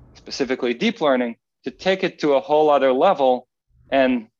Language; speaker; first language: English; non-native, fluent; Dutch